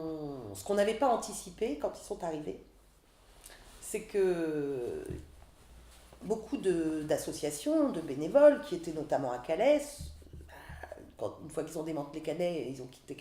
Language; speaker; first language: French; native; French